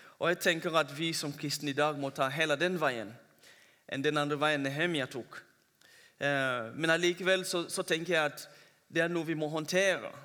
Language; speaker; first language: Norwegian; non-native, fluent; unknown